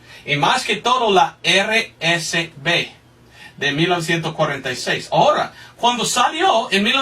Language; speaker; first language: Spanish; non-native, fluent; English